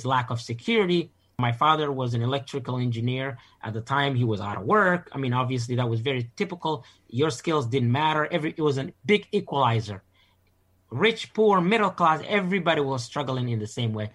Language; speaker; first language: English; non-native, fluent; Somali